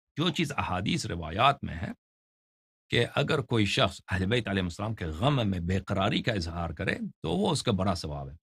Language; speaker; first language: Urdu; non-native, fluent; Persian